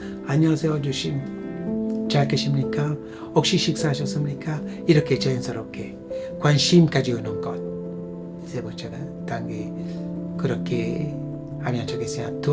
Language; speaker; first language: Korean; non-native, fluent; Italian